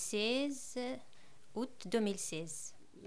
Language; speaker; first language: French; non-native, learner; Arabic